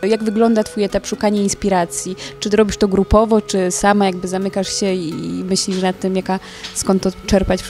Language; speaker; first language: Polish; native; Polish